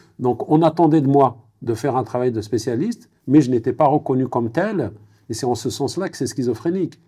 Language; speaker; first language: French; non-native, local second language; Kabyle